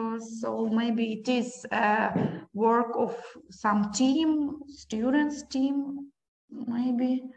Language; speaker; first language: English; non-native, learner; Ukrainian